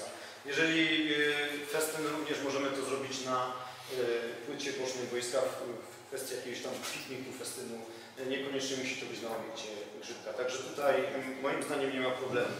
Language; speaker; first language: Polish; native; Polish